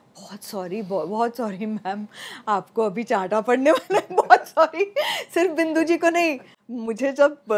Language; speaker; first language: Hindi; non-native, local second language; Marathi